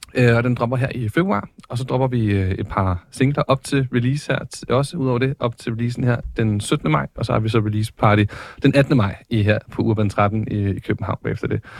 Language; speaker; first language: Danish; native; Danish